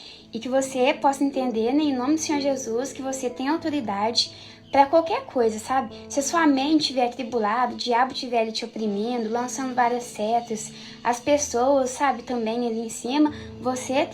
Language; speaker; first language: Portuguese; native; Portuguese